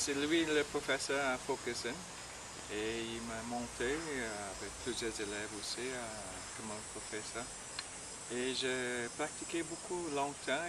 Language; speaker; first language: French; non-native, learner; English